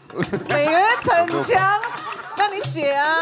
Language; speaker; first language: Chinese; native; Chinese